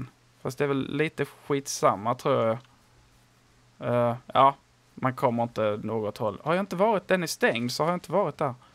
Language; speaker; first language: Swedish; native; Swedish